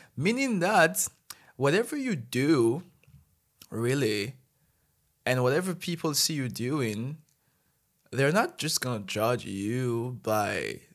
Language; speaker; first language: English; non-native, fluent; Malagasy